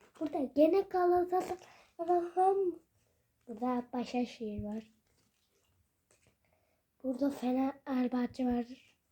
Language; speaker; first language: Turkish; early bilingual, heritage; Turkish